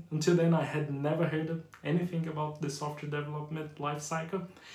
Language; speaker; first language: English; non-native, fluent; Portuguese